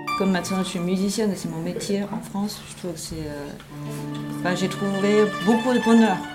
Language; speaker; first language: French; non-native, fluent; Chinese